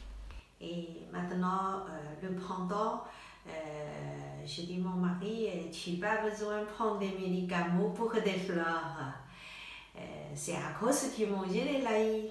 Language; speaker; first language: French; non-native, learner; Chinese